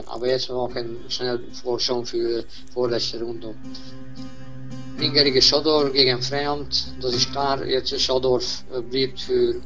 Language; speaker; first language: German; non-native, learner; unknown